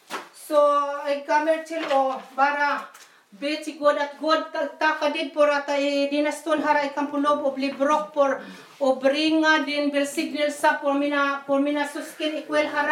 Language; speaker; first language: Swedish; non-native, learner; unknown